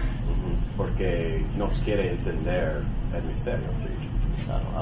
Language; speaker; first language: Spanish; non-native, learner; English